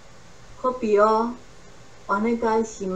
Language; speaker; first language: Japanese; non-native, learner; Chinese